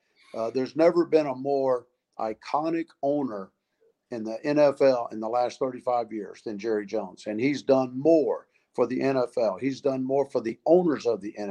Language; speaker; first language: English; native; English